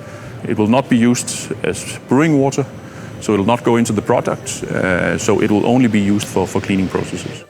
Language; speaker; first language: English; non-native, fluent; Danish